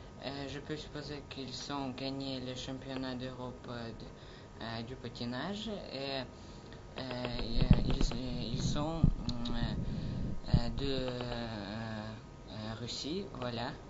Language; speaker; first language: French; non-native, learner; Russian